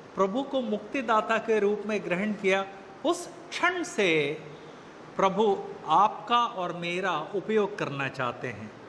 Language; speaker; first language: Hindi; native; Hindi